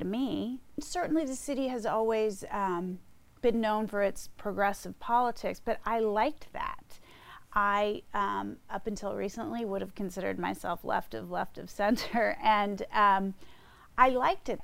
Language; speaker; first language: English; native; English